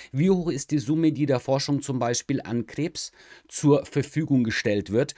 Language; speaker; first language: German; native; German